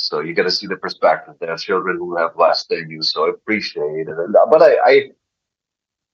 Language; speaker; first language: English; non-native, fluent; German